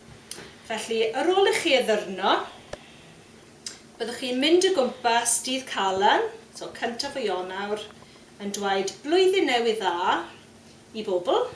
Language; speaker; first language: Welsh; non-native, fluent; English